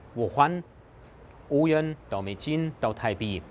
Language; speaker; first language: Chinese; non-native, fluent; German